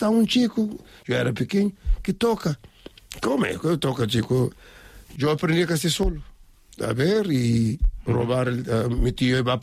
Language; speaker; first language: Spanish; non-native, learner; Kabuverdianu